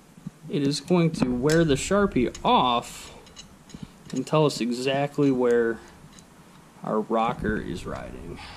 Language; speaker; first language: English; native; English